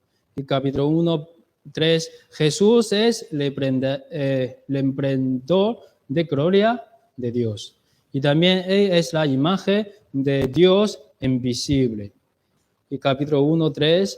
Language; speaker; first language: Spanish; non-native, learner; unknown